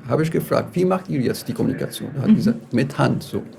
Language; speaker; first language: German; non-native, fluent; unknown